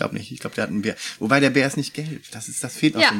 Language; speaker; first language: German; native; German